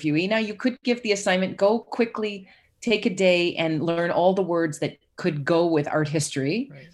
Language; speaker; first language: English; native; English